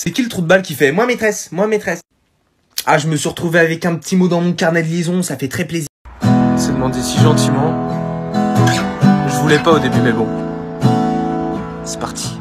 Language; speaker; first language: French; native; French